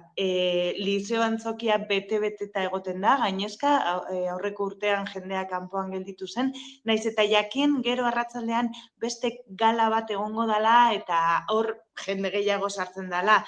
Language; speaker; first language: Basque; native; Basque